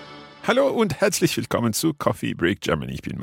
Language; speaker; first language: German; non-native, fluent; English